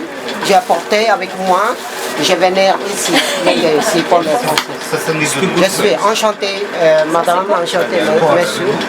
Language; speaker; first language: French; non-native, learner; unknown